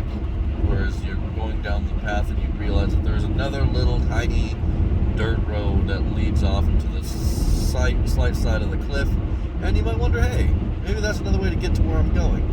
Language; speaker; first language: English; native; English